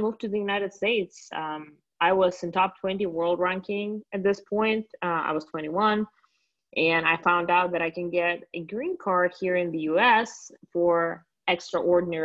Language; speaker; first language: English; non-native, fluent; Russian